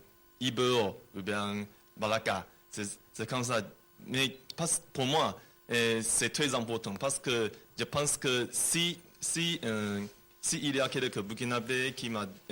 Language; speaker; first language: French; non-native, learner; Chinese